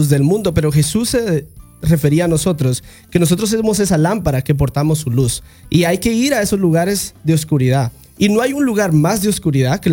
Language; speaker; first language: Spanish; native; Spanish